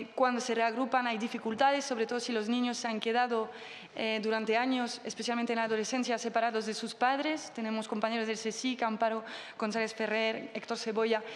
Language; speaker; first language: Spanish; non-native, fluent; French